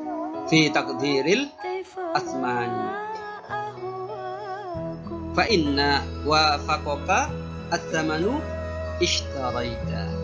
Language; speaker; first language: Arabic; non-native, fluent; Javanese